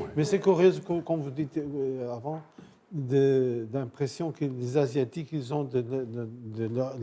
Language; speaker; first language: French; non-native, fluent; Portuguese